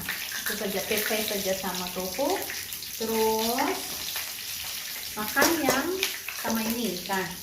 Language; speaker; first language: Indonesian; non-native, learner; Filipino